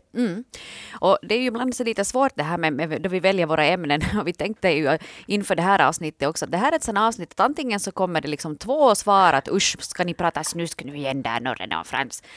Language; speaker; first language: Swedish; native; Swedish